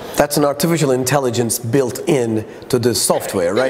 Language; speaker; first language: English; non-native, fluent; Turkish